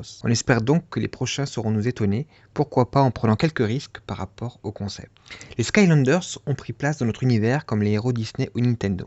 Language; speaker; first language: French; native; French